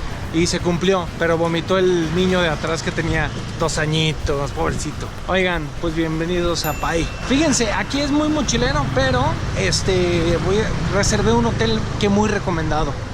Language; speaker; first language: Spanish; native; Spanish